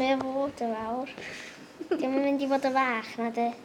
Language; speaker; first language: Welsh; native; Welsh